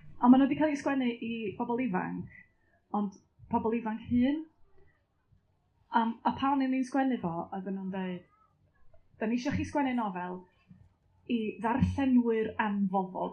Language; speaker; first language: Welsh; native; Welsh